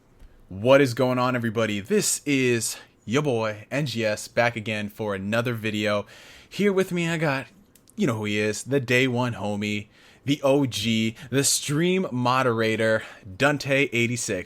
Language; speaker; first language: English; native; English